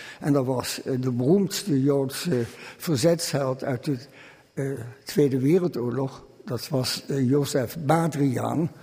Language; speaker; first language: Dutch; early bilingual, other home language; German